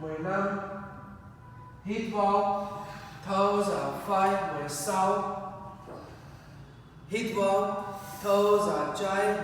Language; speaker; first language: Vietnamese; non-native, learner; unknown